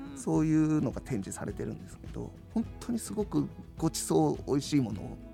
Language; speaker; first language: Japanese; native; Japanese